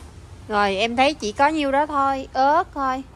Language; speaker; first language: Vietnamese; native; Vietnamese